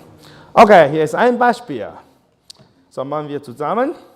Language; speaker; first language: German; non-native, learner; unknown